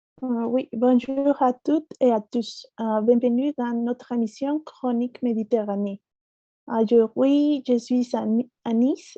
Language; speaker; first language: French; non-native, learner; Spanish